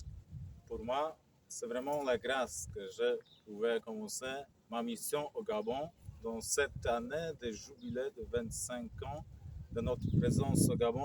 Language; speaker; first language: French; non-native, fluent; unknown